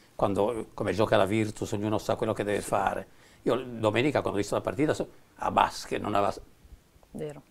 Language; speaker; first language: Italian; native; Italian